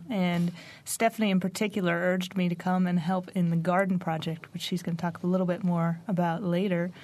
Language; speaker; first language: English; native; English